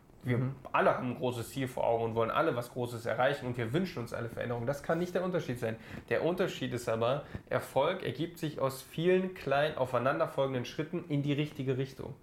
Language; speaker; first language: German; native; German